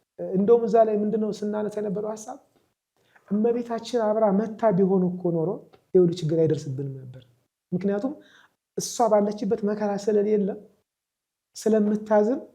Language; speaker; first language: Amharic; native; Amharic